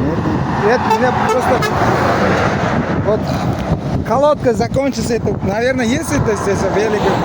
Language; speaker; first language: Russian; non-native, learner; Uzbek